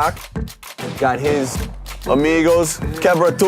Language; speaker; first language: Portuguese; non-native, learner; English